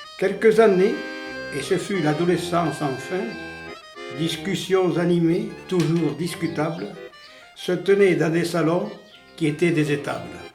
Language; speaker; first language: French; native; French